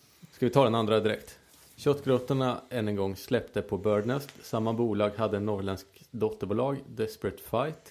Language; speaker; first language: Swedish; native; Swedish